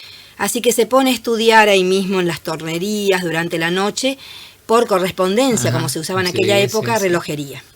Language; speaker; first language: Spanish; native; Spanish